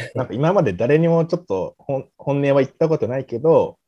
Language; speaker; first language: Japanese; native; Japanese